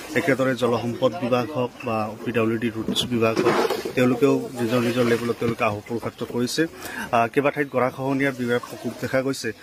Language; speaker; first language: Assamese; non-native, local second language; Bangla